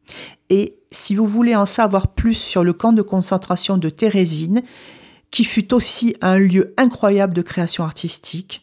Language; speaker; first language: French; native; French